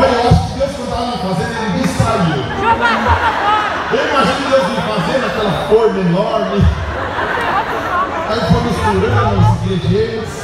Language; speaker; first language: Portuguese; native; Portuguese